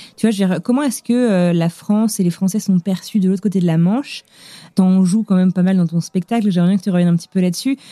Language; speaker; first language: French; native; French